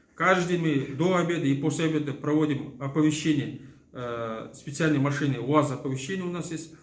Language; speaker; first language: Russian; non-native, local second language; Kazakh